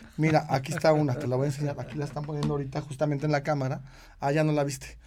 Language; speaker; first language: Spanish; native; Spanish